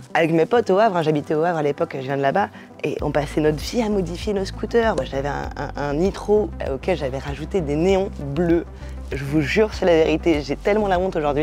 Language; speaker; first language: French; native; French